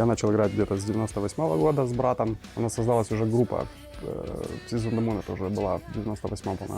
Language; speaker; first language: Russian; native; Russian